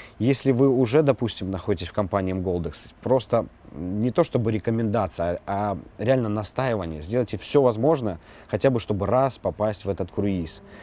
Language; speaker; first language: Russian; native; Russian